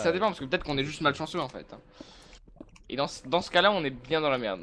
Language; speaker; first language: French; native; French